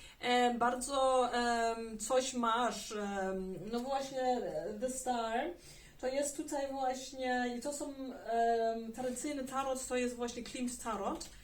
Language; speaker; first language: Polish; early bilingual, heritage; German